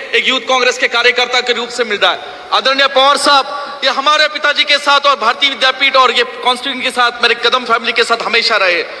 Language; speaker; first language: Hindi; non-native, local second language; Marathi